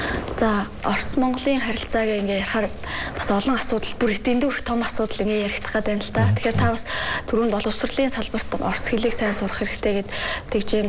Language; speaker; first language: Mongolian; native; Mongolian